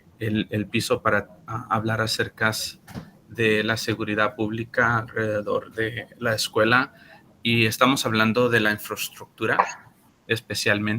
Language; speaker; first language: Spanish; early bilingual, heritage; Spanish